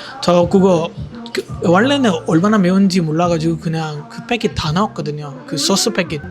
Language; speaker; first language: Korean; non-native, fluent; Hindi